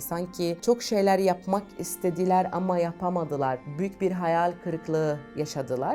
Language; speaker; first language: Turkish; non-native, fluent; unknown